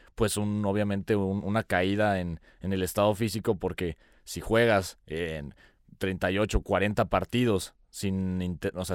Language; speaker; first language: Spanish; native; Spanish